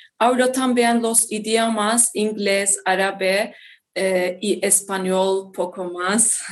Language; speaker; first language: Spanish; non-native, learner; Turkish